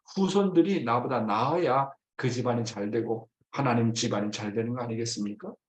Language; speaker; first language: Korean; native; Korean